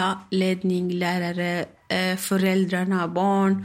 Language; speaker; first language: Swedish; non-native, learner; Arabic